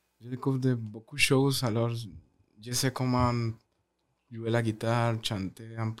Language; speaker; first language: French; non-native, learner; Spanish